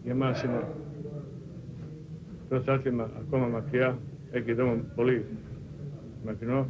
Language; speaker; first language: Greek; non-native, learner; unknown